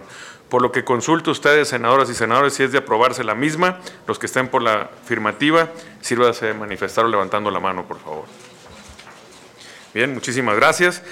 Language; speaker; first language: Spanish; native; Spanish